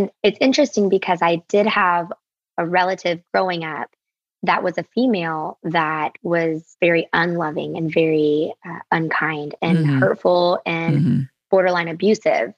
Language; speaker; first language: English; native; English